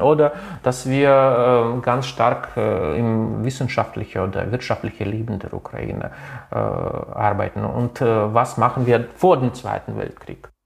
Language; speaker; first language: German; non-native, local second language; Russian